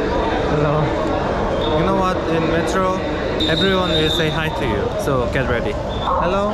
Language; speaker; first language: English; non-native, learner; Korean